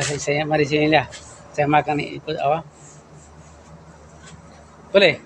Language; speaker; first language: Indonesian; non-native, learner; Bangla